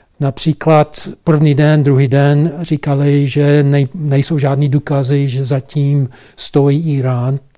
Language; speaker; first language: Czech; non-native, fluent; English